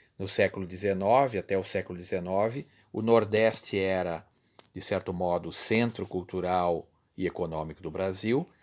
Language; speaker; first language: Portuguese; native; Portuguese